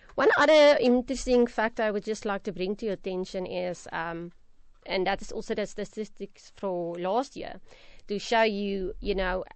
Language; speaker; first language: English; non-native, local second language; Afrikaans